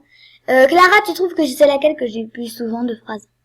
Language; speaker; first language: French; native; French